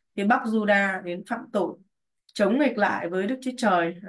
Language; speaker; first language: Vietnamese; native; Vietnamese